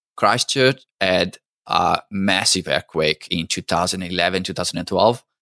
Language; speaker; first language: English; non-native, fluent; Italian